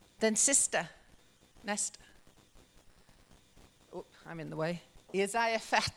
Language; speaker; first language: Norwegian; non-native, fluent; English